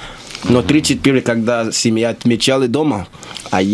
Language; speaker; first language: Russian; non-native, learner; Lingala